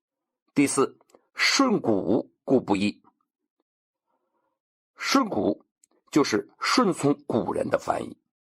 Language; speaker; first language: Chinese; native; Chinese